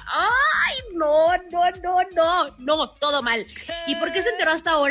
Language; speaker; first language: Spanish; native; Spanish